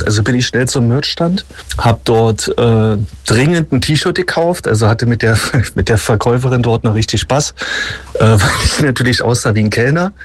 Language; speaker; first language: German; native; German